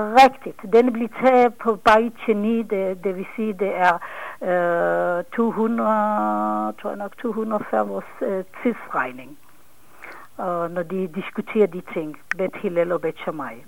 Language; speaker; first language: Danish; non-native, fluent; Hebrew